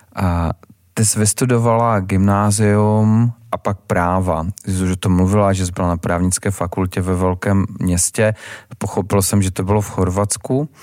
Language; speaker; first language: Czech; native; Czech